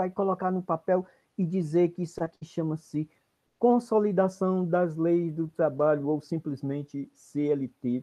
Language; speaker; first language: Portuguese; native; Portuguese